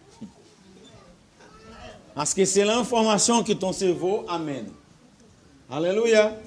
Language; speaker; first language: French; non-native, fluent; Portuguese